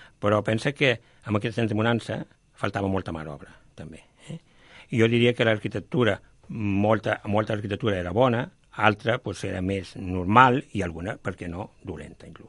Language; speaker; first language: Catalan; native; Catalan